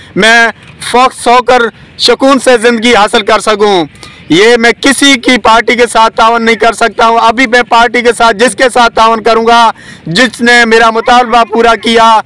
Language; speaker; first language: Urdu; non-native, local second language; Sindhi